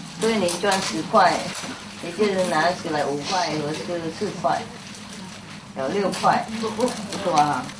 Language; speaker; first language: Chinese; non-native, fluent; Vietnamese